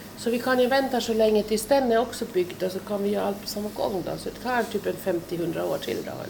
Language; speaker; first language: Swedish; non-native, fluent; German